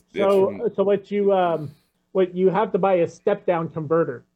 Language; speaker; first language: English; native; English